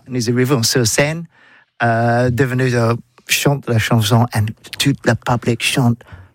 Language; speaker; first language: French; non-native, learner; English